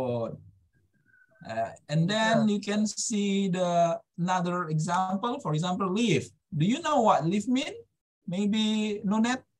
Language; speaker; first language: English; non-native, fluent; Indonesian